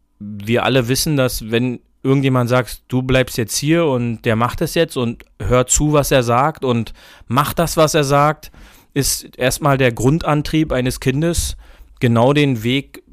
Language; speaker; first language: German; native; German